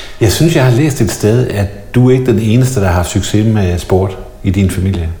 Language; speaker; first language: Danish; native; Danish